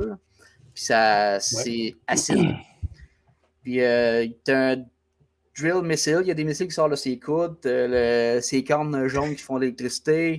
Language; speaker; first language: French; native; French